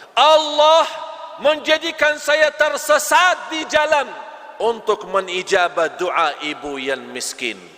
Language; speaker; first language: Malay; non-native, fluent; Arabic